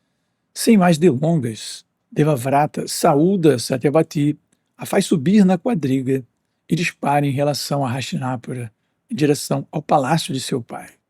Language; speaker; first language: Portuguese; native; Portuguese